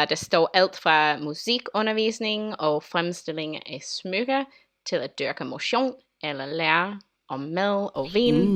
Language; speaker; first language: Danish; non-native, learner; English